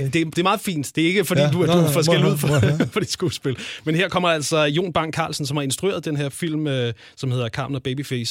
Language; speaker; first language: Danish; native; Danish